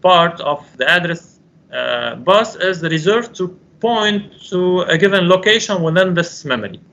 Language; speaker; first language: English; non-native, local second language; Arabic